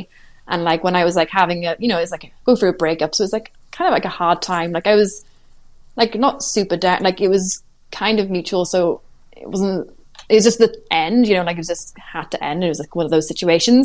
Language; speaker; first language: English; native; English